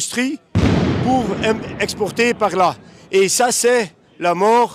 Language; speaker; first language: French; non-native, local second language; Dutch